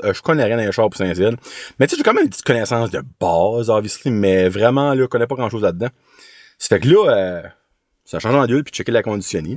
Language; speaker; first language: French; native; French